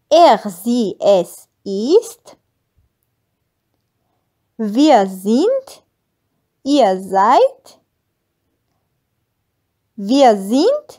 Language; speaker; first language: German; non-native, fluent; Armenian